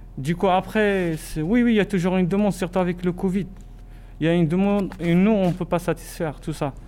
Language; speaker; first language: French; non-native, local second language; Arabic